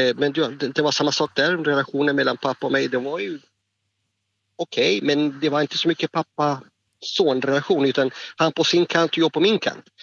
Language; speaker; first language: Swedish; non-native, fluent; Spanish